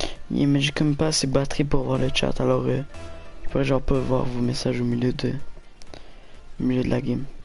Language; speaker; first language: French; native; French